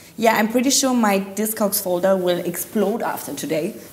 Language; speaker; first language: English; non-native, fluent; German